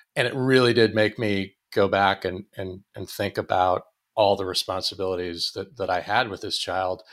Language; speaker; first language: English; native; English